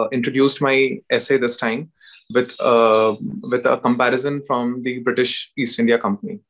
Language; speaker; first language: English; non-native, local second language; Hindi